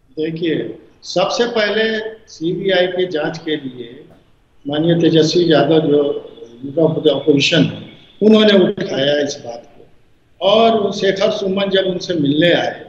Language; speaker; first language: Hindi; native; Hindi